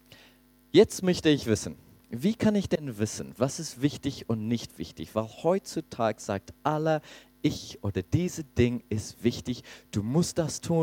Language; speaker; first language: German; non-native, fluent; English